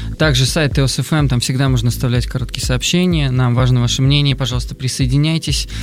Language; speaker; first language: Russian; native; Russian